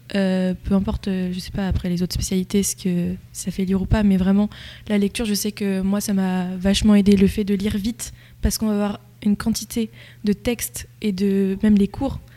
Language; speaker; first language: French; native; French